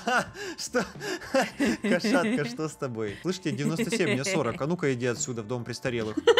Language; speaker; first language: Russian; native; Russian